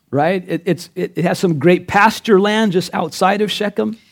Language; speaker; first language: English; native; English